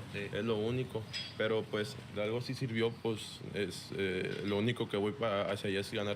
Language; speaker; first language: Spanish; native; Spanish